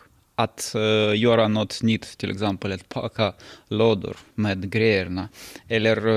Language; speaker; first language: Swedish; non-native, learner; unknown